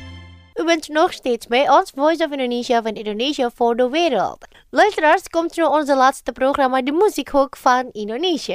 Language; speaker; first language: Dutch; non-native, fluent; Indonesian